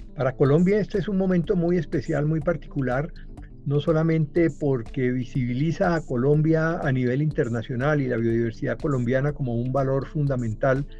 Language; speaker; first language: Spanish; native; Spanish